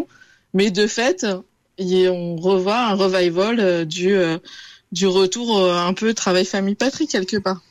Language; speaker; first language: French; native; French